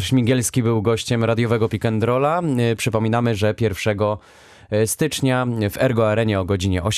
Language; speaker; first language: Polish; native; Polish